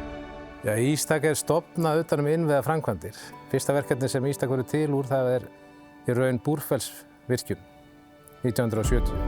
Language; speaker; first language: Icelandic; native; Icelandic